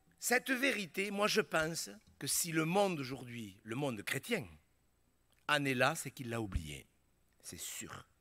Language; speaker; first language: French; native; French